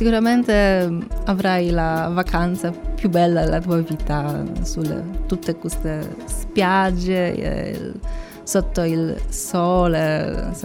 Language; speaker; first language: Italian; non-native, learner; Polish